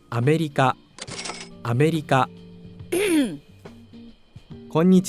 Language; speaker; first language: Japanese; non-native, learner; English